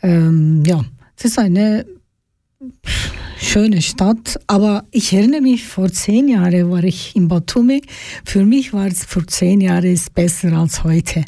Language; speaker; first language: German; non-native, fluent; Georgian